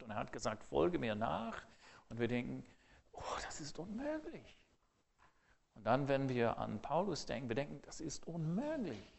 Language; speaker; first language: German; non-native, fluent; English